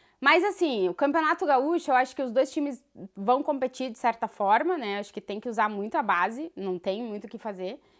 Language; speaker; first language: Portuguese; native; Portuguese